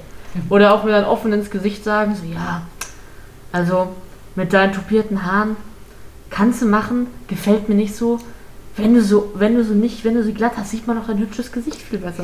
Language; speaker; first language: German; native; German